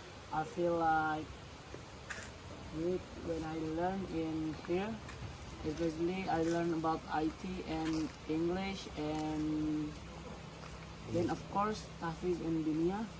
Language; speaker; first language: English; non-native, learner; Indonesian